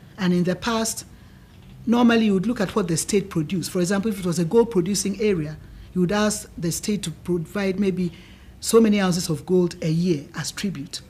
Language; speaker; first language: English; non-native, local second language; Akan